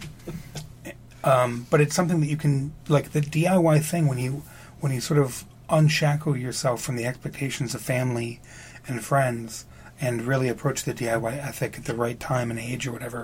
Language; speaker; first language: English; native; English